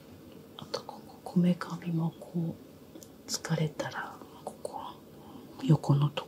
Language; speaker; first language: Japanese; native; Japanese